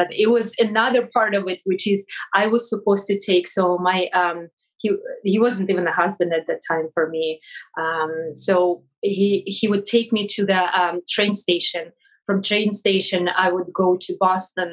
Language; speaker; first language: English; non-native, fluent; Russian